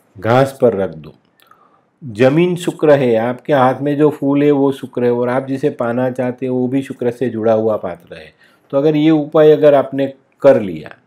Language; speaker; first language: Hindi; non-native, local second language; Gujarati